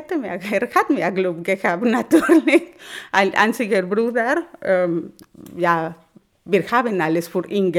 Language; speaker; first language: German; non-native, learner; Spanish